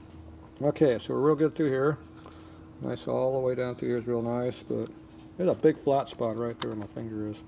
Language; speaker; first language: English; native; English